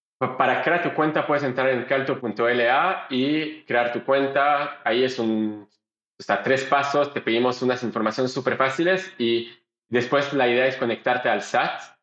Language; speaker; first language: Spanish; non-native, fluent; French